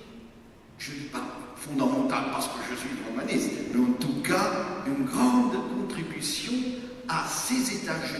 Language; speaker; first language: French; non-native, fluent; German